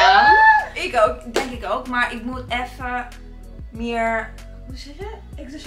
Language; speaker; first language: Dutch; non-native, learner; Italian